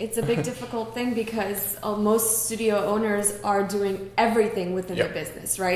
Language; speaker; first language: English; native; English